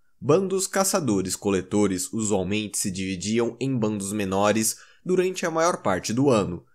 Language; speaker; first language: Portuguese; native; Portuguese